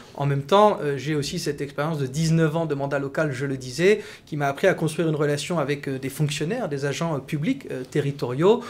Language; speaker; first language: French; native; French